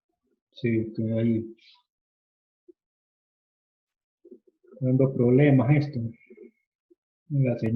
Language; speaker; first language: Spanish; native; Spanish